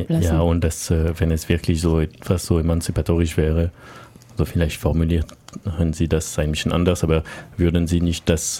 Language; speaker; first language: German; non-native, learner; French